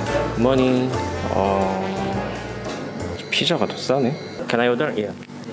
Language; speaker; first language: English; non-native, learner; Korean